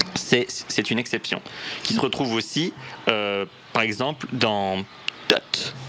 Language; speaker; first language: French; native; French